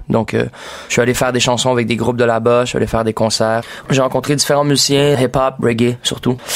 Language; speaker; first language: French; native; French